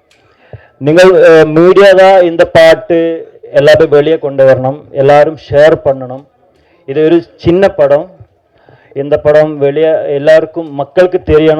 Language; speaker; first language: Tamil; non-native, learner; Malayalam